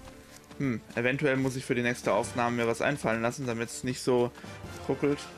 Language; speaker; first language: German; native; German